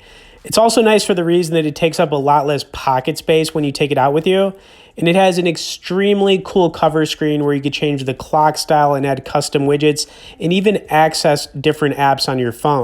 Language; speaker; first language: English; native; English